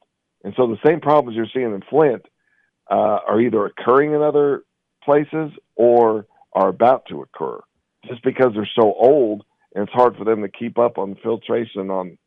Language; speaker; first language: English; native; English